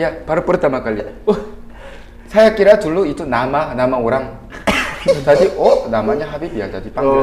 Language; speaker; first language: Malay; non-native, fluent; Korean